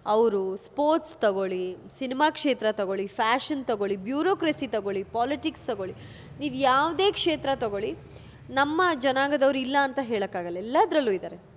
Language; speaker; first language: Kannada; non-native, local second language; Kodava